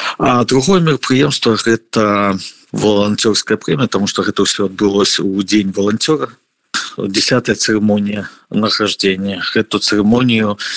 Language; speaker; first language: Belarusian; non-native, local second language; Russian